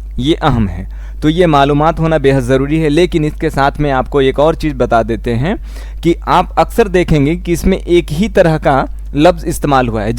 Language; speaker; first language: Hindi; native; Hindi